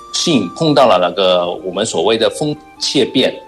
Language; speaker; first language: Chinese; non-native, local second language; Cantonese